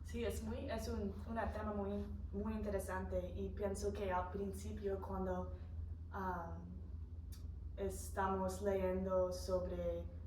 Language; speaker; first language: Spanish; non-native, fluent; English